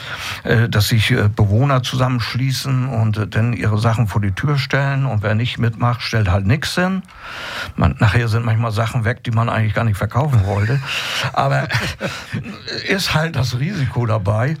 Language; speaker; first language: German; native; German